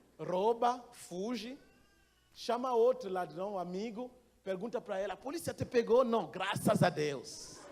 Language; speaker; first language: Portuguese; non-native, fluent; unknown